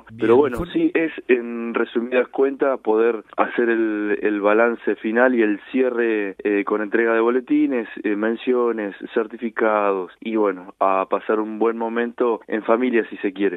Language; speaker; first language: Spanish; native; Spanish